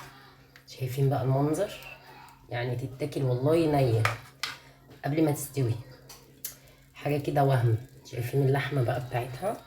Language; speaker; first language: Arabic; native; Arabic